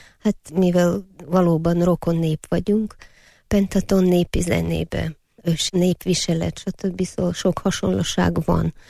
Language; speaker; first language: Hungarian; non-native, fluent; Uyghur